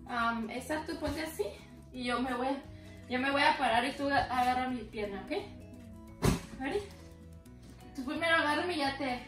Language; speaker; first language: Spanish; early bilingual, heritage; Spanish